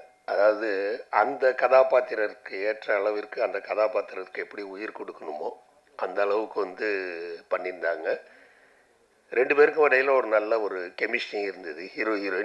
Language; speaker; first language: Tamil; native; Tamil